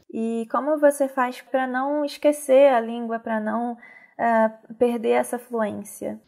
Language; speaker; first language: Portuguese; native; Portuguese